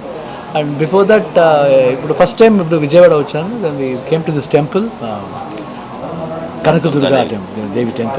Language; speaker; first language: Telugu; non-native, learner; Kannada